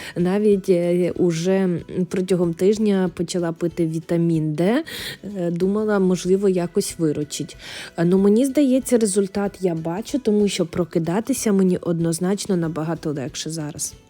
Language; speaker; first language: Ukrainian; native; Ukrainian